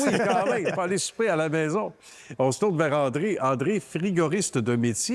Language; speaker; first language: French; native; French